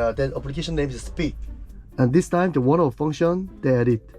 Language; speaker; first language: English; non-native, learner; Korean